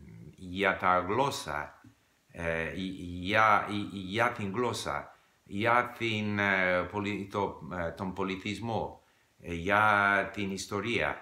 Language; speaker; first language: Greek; non-native, learner; English